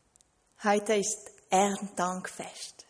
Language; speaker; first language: German; non-native, fluent; French